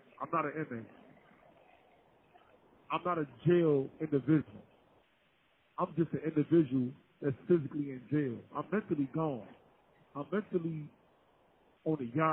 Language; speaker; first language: English; native; English